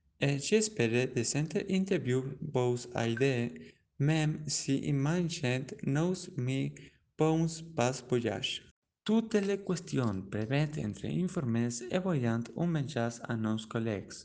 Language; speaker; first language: French; non-native, learner; Spanish